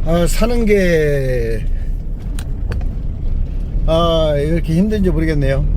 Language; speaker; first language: Korean; native; Korean